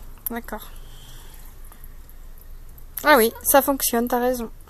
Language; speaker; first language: French; native; French